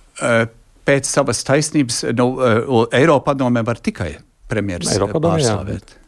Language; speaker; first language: Latvian; early bilingual, heritage; Latvian